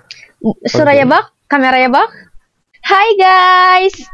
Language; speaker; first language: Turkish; non-native, learner; Indonesian